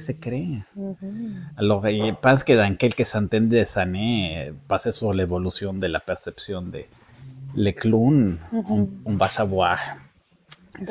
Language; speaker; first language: French; non-native, learner; Spanish